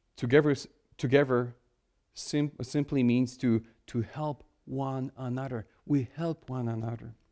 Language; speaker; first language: English; non-native, fluent; Polish